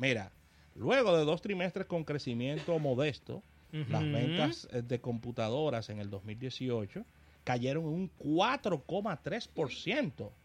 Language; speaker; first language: Spanish; native; Spanish